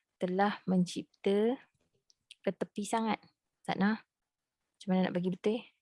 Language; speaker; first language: Malay; native; Malay